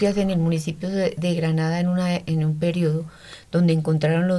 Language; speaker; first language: Spanish; native; Spanish